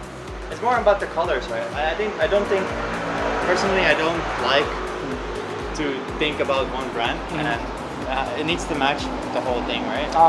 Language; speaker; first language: English; non-native, fluent; Dutch